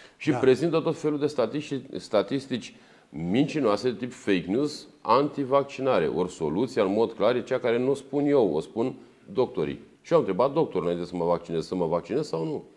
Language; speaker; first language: Romanian; native; Romanian